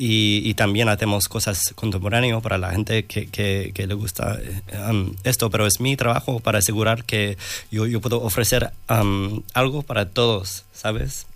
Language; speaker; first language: Spanish; non-native, learner; English